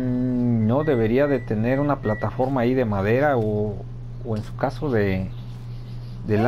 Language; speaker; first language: Spanish; native; Spanish